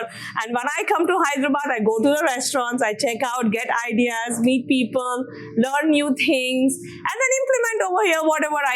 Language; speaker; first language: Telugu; non-native, local second language; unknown